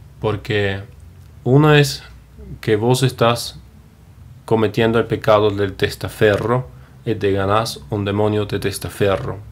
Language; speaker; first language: Spanish; non-native, fluent; German